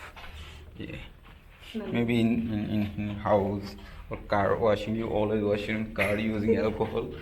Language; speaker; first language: English; non-native, learner; Bangla